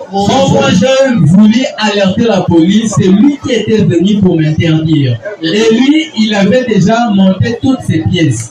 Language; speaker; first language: French; non-native, local second language; Lingala